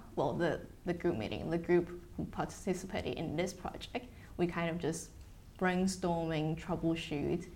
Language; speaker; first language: English; non-native, fluent; Chinese